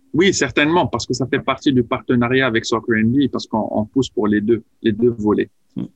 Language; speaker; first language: French; non-native, local second language; Arabic